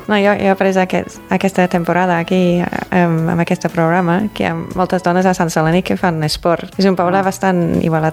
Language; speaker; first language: Catalan; non-native, fluent; English